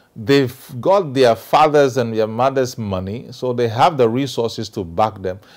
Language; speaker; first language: English; non-native, local second language; Ewe